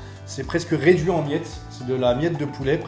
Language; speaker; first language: French; native; French